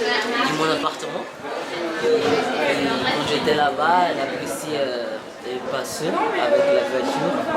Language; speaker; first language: French; non-native, learner; Portuguese